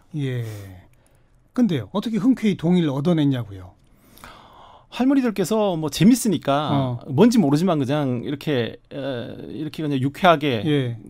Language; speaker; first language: Korean; native; Korean